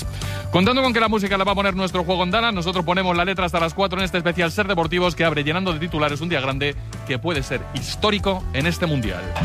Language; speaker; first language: Spanish; native; Spanish